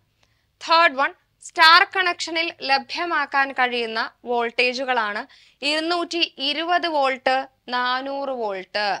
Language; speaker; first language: Malayalam; native; Malayalam